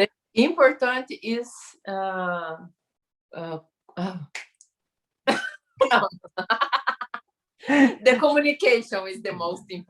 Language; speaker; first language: English; non-native, learner; Portuguese